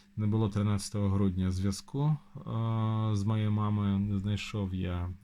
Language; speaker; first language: Ukrainian; non-native, local second language; Russian